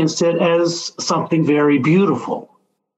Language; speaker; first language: English; native; English